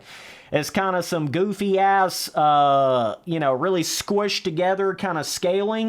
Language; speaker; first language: English; native; English